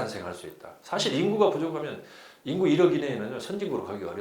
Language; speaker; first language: Korean; native; Korean